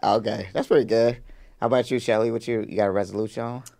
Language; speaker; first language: English; native; English